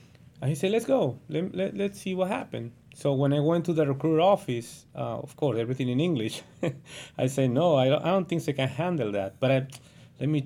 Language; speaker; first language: English; non-native, learner; Spanish